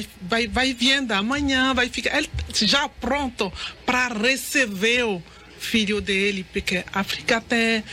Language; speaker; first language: Portuguese; non-native, learner; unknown